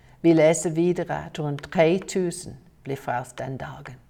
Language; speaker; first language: Norwegian; non-native, fluent; English